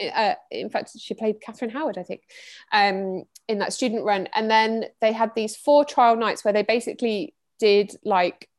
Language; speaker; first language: English; native; English